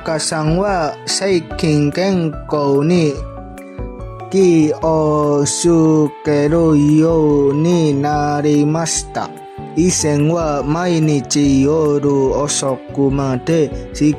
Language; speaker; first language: Japanese; non-native, learner; Indonesian